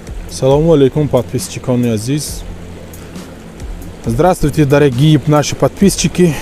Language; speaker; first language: Russian; non-native, fluent; Tajik